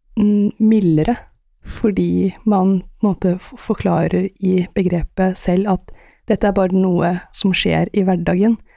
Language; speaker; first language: Norwegian; early bilingual, other home language; Persian